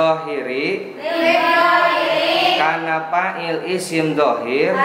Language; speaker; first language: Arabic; non-native, fluent; Sundanese